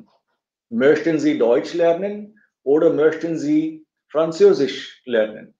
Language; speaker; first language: German; non-native, fluent; Marathi